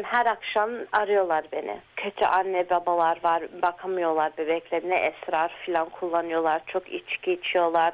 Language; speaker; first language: Turkish; early bilingual, heritage; Turkish